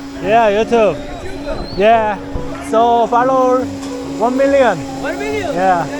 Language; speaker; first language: English; non-native, learner; Korean